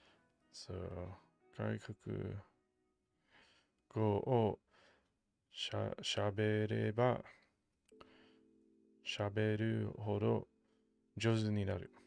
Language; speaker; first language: Japanese; non-native, learner; English